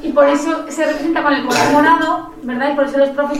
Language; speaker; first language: Spanish; native; Spanish